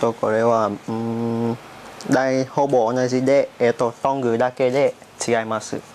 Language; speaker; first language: Japanese; non-native, learner; Vietnamese